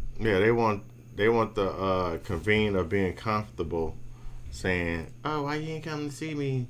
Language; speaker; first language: English; native; English